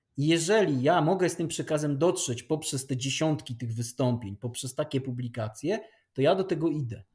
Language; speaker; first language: Polish; native; Polish